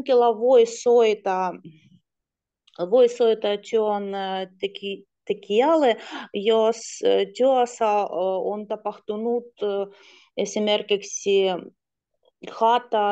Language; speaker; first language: Finnish; non-native, learner; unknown